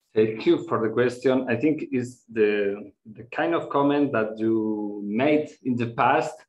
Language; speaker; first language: English; non-native, fluent; Spanish